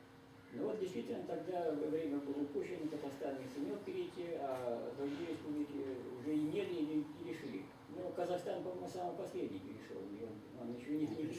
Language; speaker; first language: Russian; native; Russian